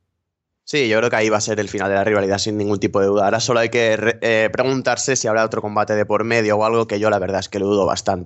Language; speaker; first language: Spanish; native; Spanish